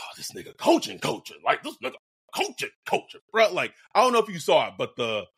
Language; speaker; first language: English; native; English